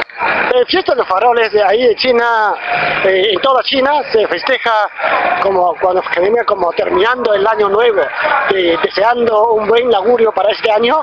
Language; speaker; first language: Spanish; non-native, fluent; Chinese